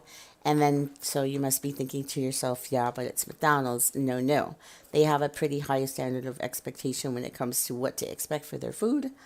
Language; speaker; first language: English; native; English